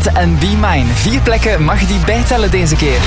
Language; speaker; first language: Dutch; native; Dutch